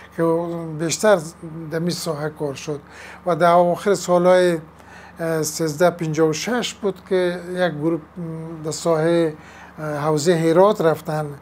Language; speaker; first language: Persian; native; Persian